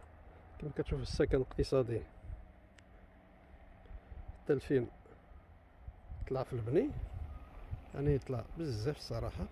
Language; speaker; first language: Arabic; native; Arabic